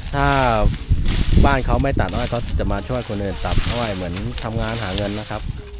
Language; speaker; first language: Thai; non-native, fluent; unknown